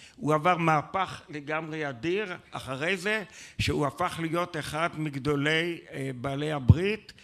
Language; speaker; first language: Hebrew; native; Hebrew